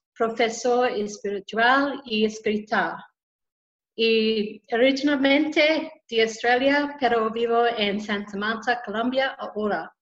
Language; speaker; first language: Spanish; non-native, learner; English